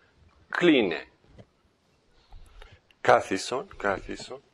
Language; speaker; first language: Greek; non-native, fluent; English